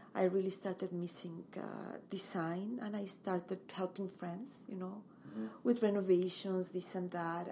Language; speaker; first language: English; non-native, fluent; Spanish